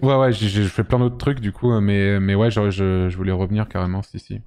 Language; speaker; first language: French; native; French